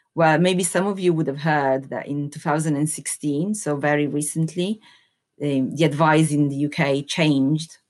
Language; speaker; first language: English; non-native, fluent; Italian